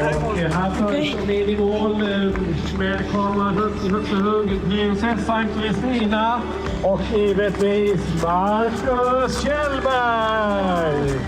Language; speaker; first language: Swedish; native; Swedish